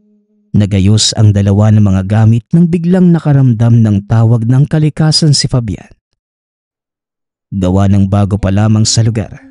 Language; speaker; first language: Filipino; native; Filipino